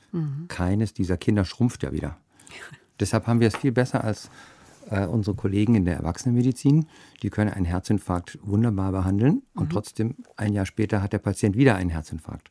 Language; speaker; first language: German; native; German